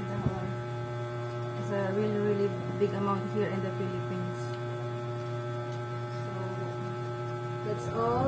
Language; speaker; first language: English; non-native, local second language; Filipino